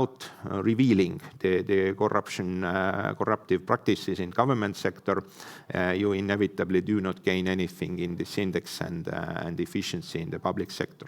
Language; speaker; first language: English; non-native, fluent; Estonian